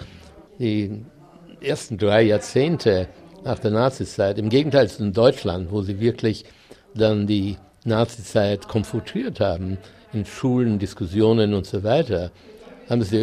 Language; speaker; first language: German; native; German